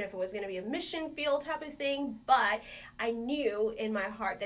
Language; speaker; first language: English; non-native, local second language; Malayalam